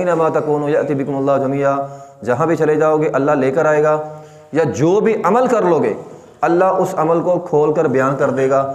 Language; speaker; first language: Urdu; native; Urdu